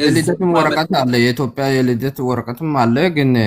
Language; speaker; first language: Amharic; non-native, local second language; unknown